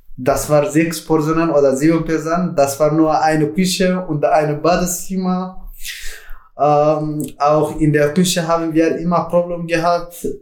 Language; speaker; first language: German; non-native, learner; Tigrinya